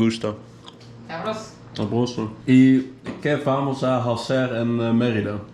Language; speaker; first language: Spanish; non-native, learner; Dutch